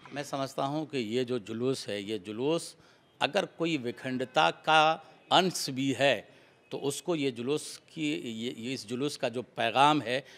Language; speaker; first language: Hindi; native; Hindi